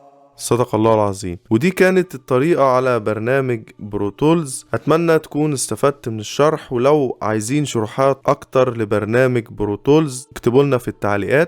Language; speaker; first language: Arabic; native; Arabic